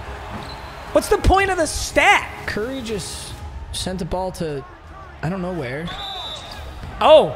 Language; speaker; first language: English; native; English